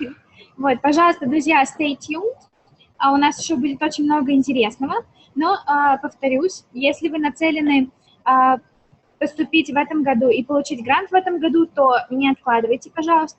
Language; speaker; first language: Russian; native; Russian